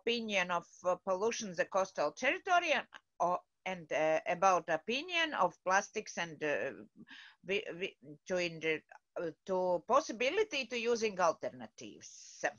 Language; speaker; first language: English; non-native, learner; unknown